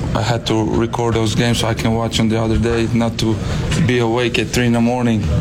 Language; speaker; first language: English; non-native, fluent; Slovenian